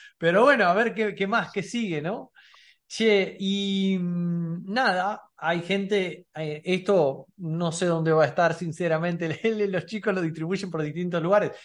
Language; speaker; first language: Spanish; native; Spanish